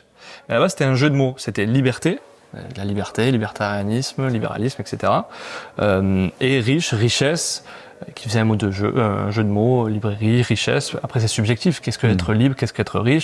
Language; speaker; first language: French; native; French